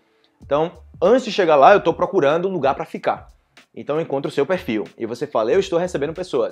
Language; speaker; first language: Portuguese; native; Portuguese